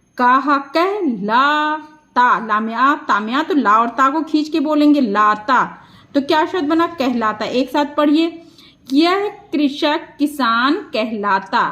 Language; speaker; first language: Hindi; native; Hindi